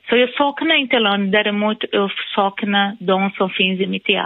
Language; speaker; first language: Swedish; non-native, fluent; Portuguese